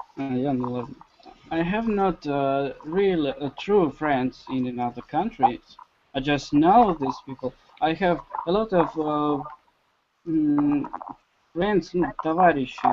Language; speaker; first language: English; non-native, learner; Russian